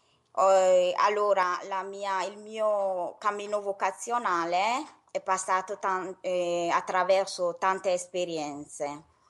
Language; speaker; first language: Italian; non-native, fluent; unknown